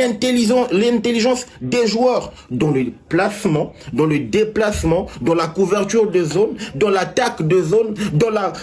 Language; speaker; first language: French; non-native, local second language; Lingala